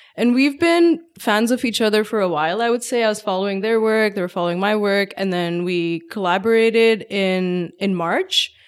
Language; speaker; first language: English; non-native, local second language; Urdu